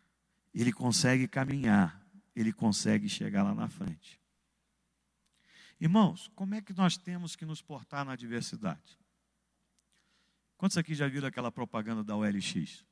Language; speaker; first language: Portuguese; native; Portuguese